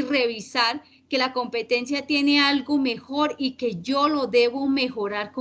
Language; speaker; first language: Spanish; native; Spanish